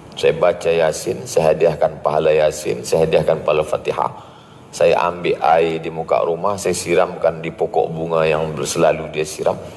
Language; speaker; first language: Malay; native; Malay